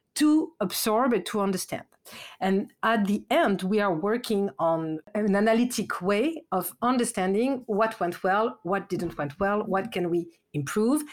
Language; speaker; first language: English; non-native, fluent; French